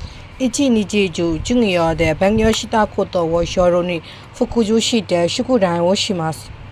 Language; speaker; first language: Japanese; non-native, learner; Burmese